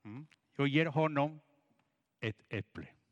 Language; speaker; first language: Swedish; non-native, fluent; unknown